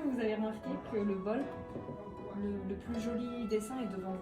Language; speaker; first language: French; native; French